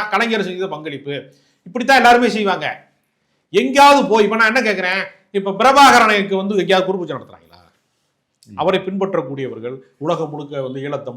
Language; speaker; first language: Tamil; native; Tamil